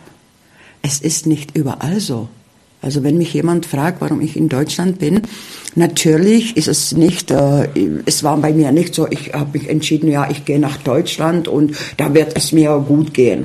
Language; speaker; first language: German; early bilingual, heritage; Czech